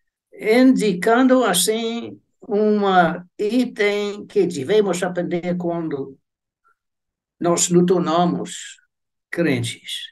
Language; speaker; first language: Portuguese; non-native, fluent; English